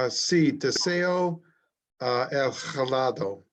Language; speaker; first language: Spanish; non-native, learner; English